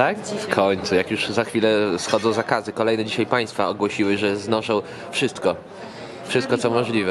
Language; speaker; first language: Polish; native; Polish